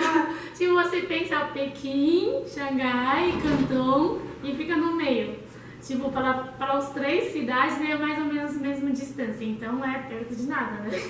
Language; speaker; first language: Portuguese; non-native, learner; Chinese